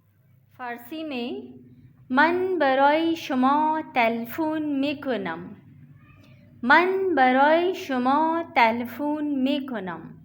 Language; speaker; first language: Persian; non-native, fluent; Urdu